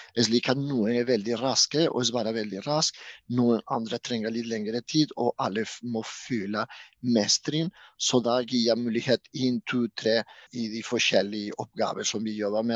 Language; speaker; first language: Norwegian; non-native, fluent; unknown